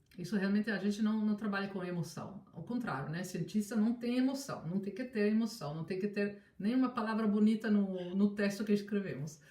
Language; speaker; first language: Portuguese; non-native, fluent; Italian